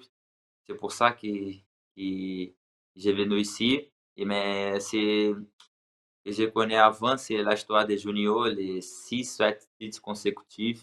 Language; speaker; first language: French; non-native, learner; Portuguese